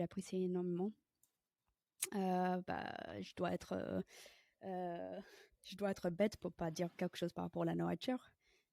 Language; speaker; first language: French; non-native, fluent; English